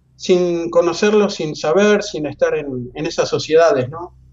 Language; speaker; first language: Spanish; native; Spanish